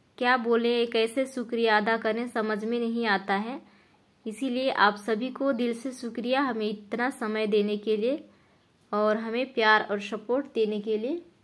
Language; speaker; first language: Hindi; native; Hindi